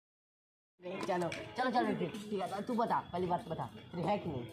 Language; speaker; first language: Hindi; native; Hindi